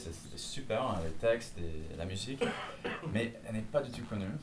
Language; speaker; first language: French; non-native, fluent; English